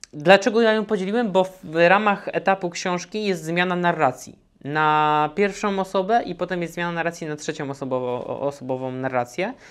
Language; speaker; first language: Polish; native; Polish